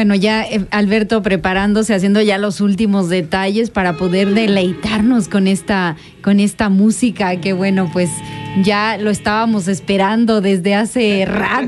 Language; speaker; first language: Spanish; native; Spanish